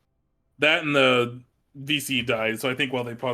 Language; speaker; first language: English; native; English